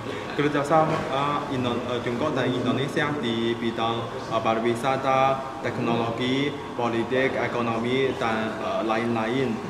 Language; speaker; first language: Indonesian; non-native, fluent; Chinese